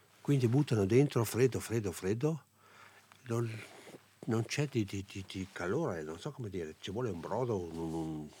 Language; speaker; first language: Italian; non-native, local second language; German